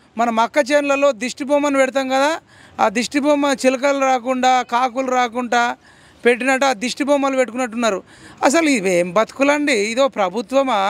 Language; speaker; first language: Telugu; native; Telugu